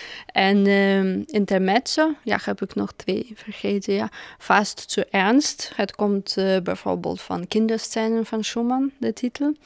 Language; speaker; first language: Dutch; non-native, fluent; Russian